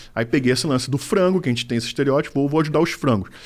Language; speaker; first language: Portuguese; native; Portuguese